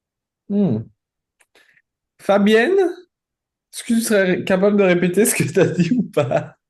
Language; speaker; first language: French; native; French